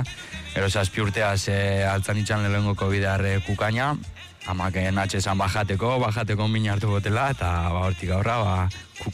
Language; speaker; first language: Basque; native; Basque